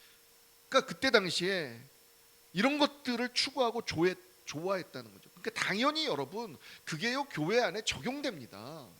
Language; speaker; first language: Korean; native; Korean